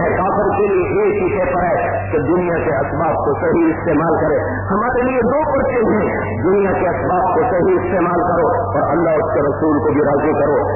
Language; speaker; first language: Urdu; non-native, local second language; Punjabi